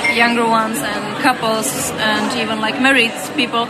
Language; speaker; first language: English; non-native, fluent; Czech